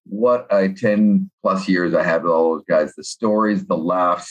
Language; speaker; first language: English; native; English